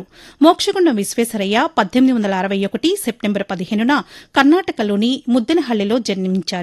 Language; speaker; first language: Telugu; native; Telugu